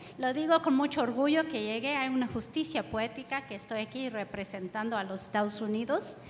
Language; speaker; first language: Spanish; early bilingual, heritage; Spanish